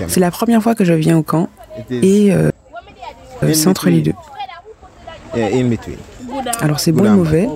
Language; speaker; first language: French; non-native, learner; English